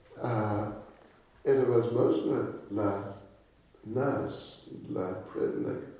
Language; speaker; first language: Russian; non-native, learner; English